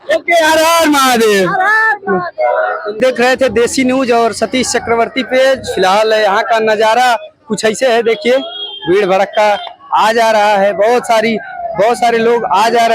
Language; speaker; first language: Hindi; native; Hindi